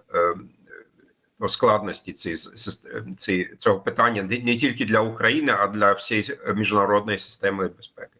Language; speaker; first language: Ukrainian; non-native, fluent; German